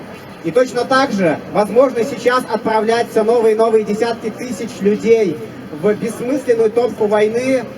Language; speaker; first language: Russian; native; Russian